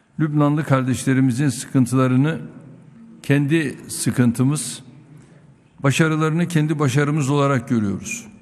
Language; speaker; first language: Turkish; native; Turkish